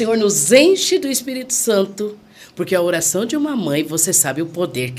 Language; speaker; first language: Portuguese; native; Portuguese